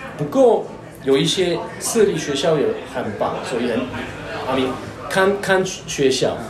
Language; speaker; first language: Chinese; non-native, fluent; Turkish